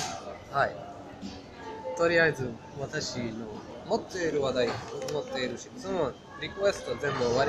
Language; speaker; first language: Japanese; non-native, fluent; Persian